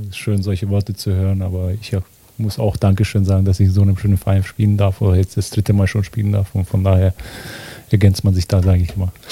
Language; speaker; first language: German; early bilingual, other home language; Bosnian